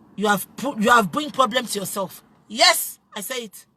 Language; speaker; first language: English; non-native, local second language; Yoruba